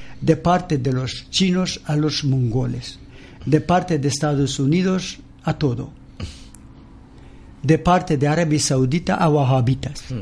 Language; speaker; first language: Spanish; non-native, learner; Persian